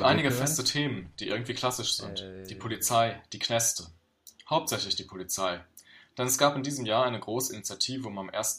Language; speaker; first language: German; native; German